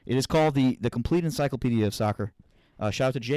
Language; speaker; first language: English; native; English